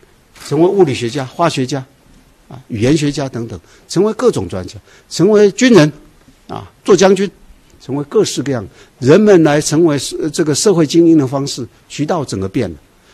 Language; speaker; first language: Chinese; native; Chinese